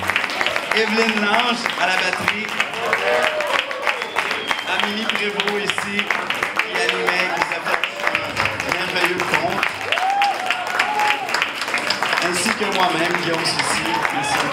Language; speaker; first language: French; native; French